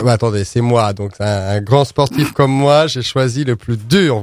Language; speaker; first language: French; native; French